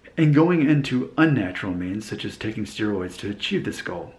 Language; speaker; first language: English; native; English